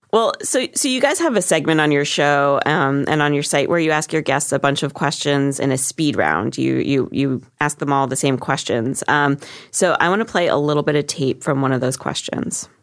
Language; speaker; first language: English; native; English